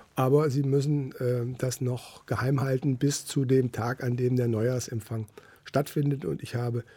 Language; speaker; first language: German; native; German